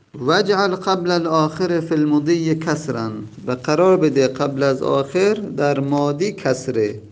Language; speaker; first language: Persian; non-native, local second language; Azerbaijani